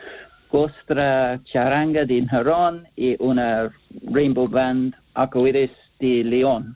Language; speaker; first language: Spanish; non-native, learner; English